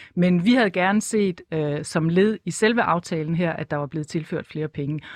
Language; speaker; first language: Danish; native; Danish